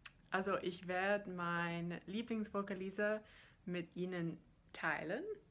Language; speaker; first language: German; non-native, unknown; English